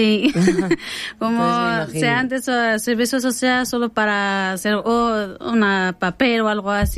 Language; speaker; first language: Spanish; non-native, learner; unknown